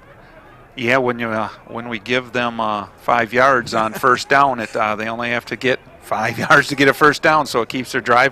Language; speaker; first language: English; native; English